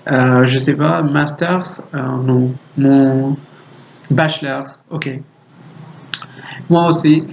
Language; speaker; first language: French; non-native, learner; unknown